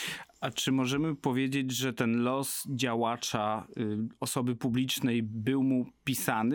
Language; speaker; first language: Polish; native; Polish